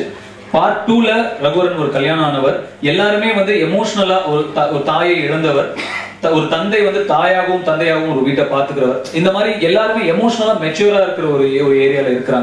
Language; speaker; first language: Tamil; native; Tamil